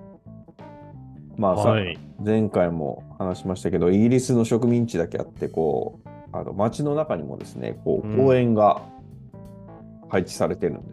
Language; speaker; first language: Japanese; native; Japanese